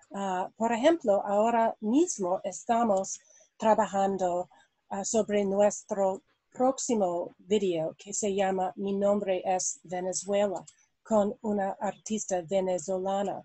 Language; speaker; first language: Spanish; non-native, learner; English